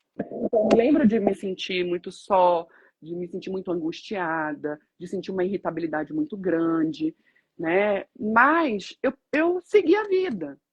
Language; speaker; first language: Portuguese; native; Portuguese